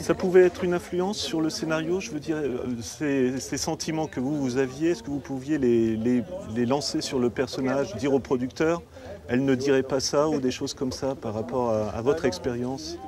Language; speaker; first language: French; native; French